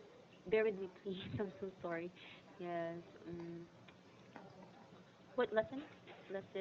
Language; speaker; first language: English; non-native, fluent; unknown